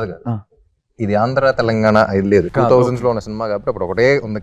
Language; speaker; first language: Telugu; native; Telugu